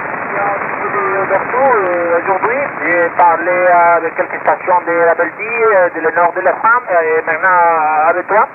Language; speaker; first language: French; non-native, learner; Spanish